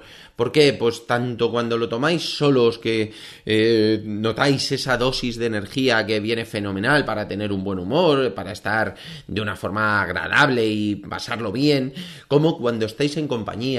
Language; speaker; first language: Spanish; native; Spanish